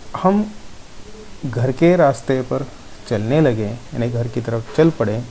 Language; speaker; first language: Hindi; non-native, local second language; Marathi